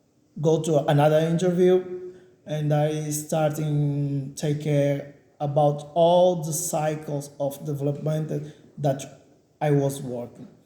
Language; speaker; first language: English; non-native, learner; Portuguese